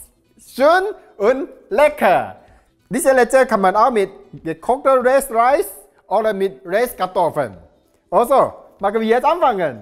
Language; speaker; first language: German; non-native, learner; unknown